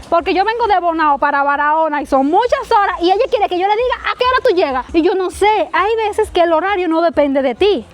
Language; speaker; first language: Spanish; native; Spanish